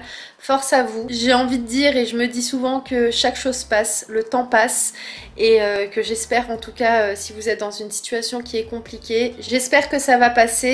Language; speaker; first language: French; native; French